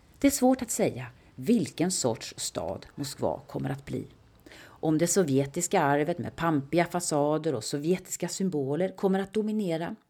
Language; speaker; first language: Swedish; native; Swedish